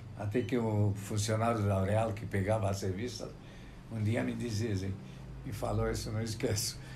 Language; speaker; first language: Portuguese; non-native, fluent; Romanian